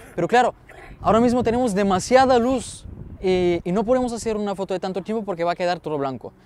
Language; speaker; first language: Spanish; non-native, fluent; Bulgarian